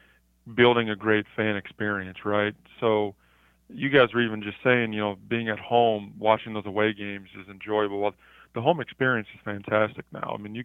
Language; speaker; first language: English; native; English